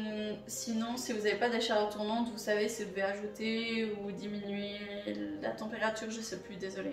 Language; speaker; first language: French; native; French